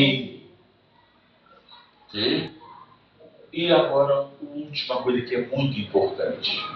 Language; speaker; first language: Portuguese; native; Portuguese